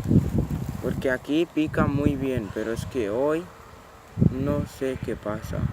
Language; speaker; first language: Spanish; non-native, local second language; Catalan